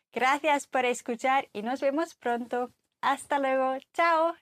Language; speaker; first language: Spanish; non-native, fluent; German